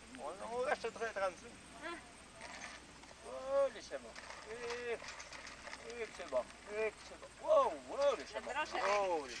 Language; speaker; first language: French; native; French